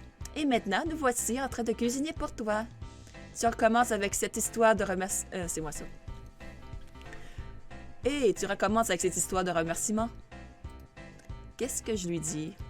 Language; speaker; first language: French; native; French